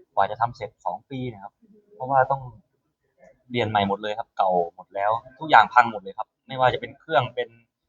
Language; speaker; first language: Thai; native; Thai